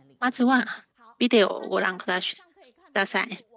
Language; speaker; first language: Japanese; non-native, learner; Chinese